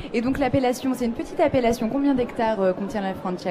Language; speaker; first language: French; native; French